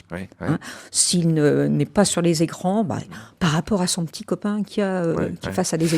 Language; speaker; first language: French; native; French